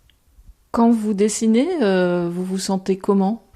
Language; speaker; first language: French; native; French